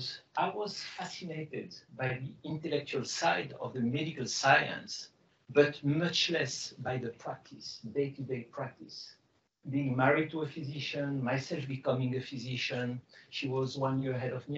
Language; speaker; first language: English; non-native, fluent; Arabic